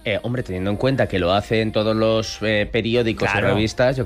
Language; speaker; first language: Spanish; native; Spanish